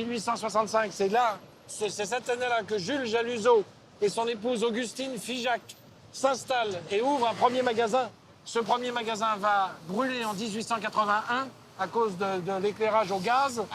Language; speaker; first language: French; native; French